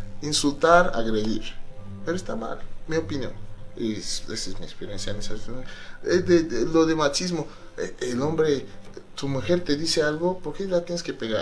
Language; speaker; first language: Spanish; non-native, fluent; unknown